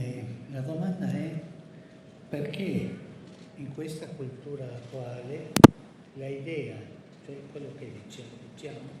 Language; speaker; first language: Italian; non-native, fluent; Spanish